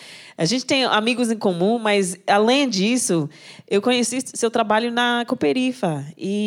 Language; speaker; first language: Portuguese; non-native, fluent; English